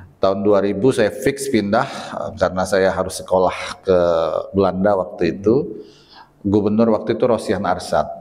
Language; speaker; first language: Indonesian; native; Indonesian